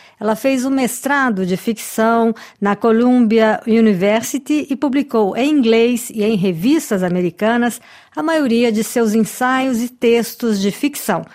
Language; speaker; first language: Portuguese; native; Portuguese